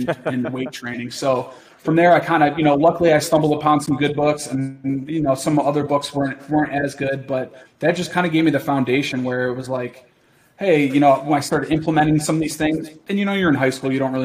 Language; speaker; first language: English; native; English